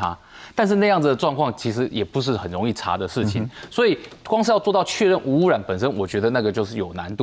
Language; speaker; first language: Chinese; native; Chinese